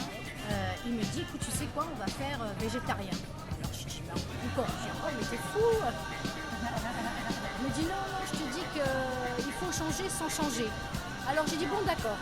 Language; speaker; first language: French; native; French